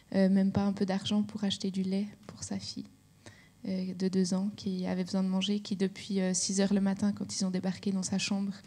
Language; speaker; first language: French; native; French